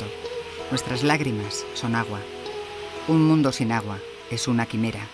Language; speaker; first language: Spanish; native; Spanish